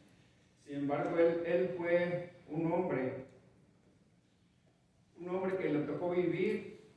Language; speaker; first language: Spanish; native; Spanish